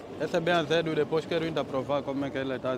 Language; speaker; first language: Portuguese; native; Portuguese